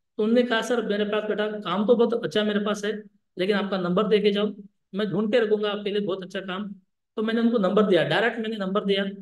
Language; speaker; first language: Hindi; non-native, local second language; Lambadi